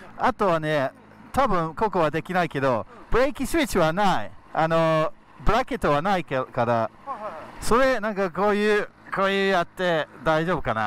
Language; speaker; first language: Japanese; non-native, local second language; English